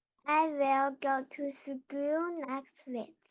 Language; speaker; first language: English; non-native, learner; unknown